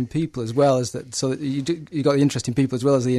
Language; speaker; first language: English; native; English